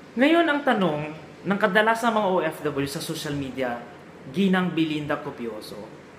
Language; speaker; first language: Filipino; native; Filipino